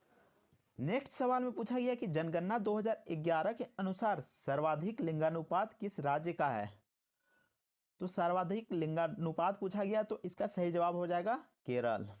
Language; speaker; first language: Hindi; native; Hindi